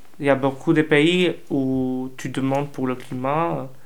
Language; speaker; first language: French; non-native, fluent; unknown